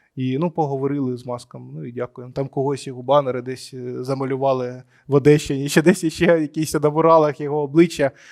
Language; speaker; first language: Ukrainian; non-native, local second language; Russian